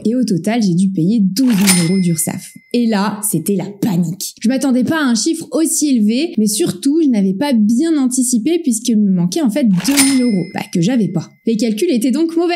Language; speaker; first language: French; native; French